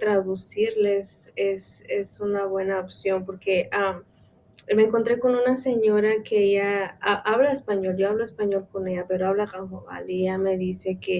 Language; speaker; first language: Spanish; non-native, local second language; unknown